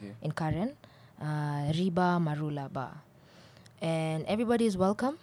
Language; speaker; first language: English; non-native, local second language; Swahili